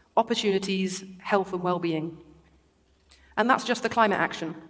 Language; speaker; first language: English; native; English